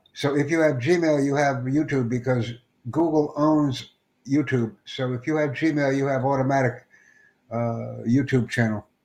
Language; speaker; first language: English; native; English